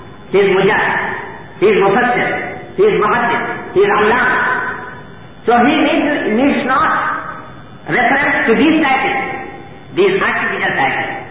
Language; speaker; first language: English; non-native, local second language; Urdu